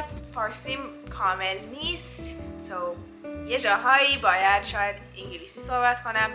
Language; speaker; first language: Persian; early bilingual, heritage; Persian